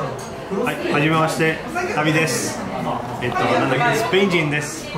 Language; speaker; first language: Japanese; non-native, learner; Spanish